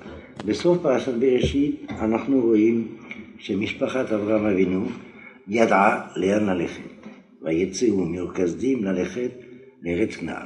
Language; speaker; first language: Hebrew; non-native, fluent; French